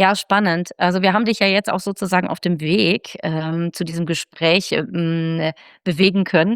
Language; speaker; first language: German; native; German